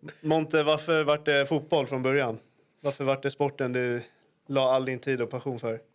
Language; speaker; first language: Swedish; native; Swedish